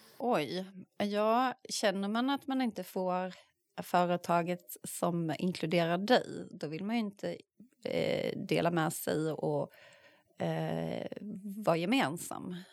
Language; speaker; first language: Swedish; native; Swedish